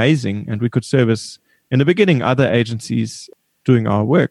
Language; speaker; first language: English; non-native, fluent; German